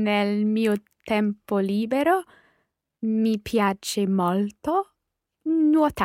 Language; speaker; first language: Italian; non-native, learner; English